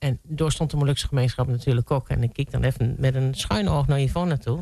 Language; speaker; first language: Dutch; native; Dutch